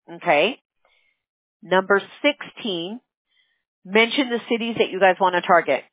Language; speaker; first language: English; early bilingual, other home language; Spanish